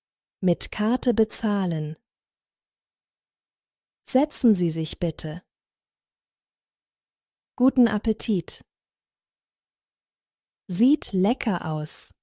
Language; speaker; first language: German; non-native, fluent; Bosnian